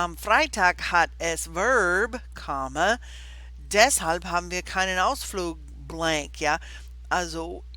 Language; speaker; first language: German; non-native, fluent; English